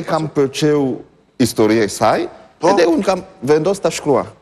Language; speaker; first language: Albanian; non-native, learner; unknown